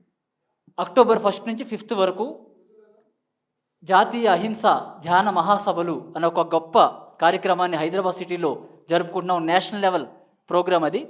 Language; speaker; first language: Telugu; native; Telugu